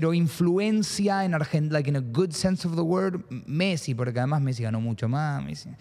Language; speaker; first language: Spanish; early bilingual, heritage; Spanish